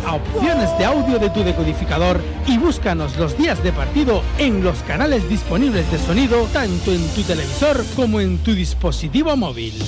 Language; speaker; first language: Spanish; native; Spanish